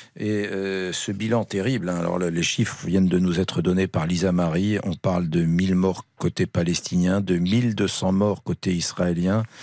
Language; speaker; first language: French; native; French